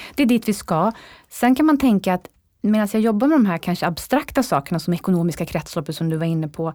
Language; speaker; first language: Swedish; native; Swedish